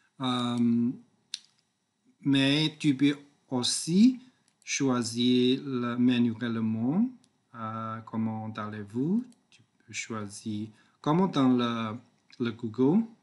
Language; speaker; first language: French; non-native, learner; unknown